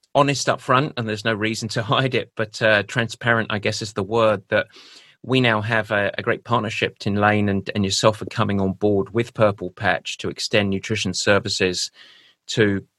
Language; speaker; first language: English; native; English